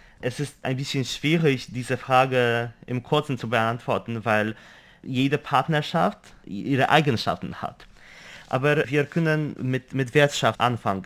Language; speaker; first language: German; non-native, fluent; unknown